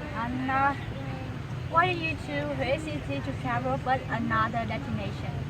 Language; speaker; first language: English; non-native, learner; Vietnamese